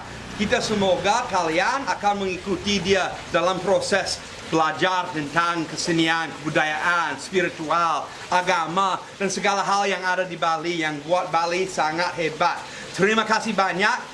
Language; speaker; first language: Indonesian; non-native, fluent; Spanish